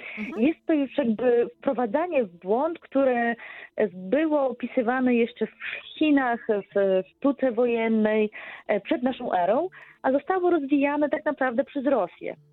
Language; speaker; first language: Polish; native; Polish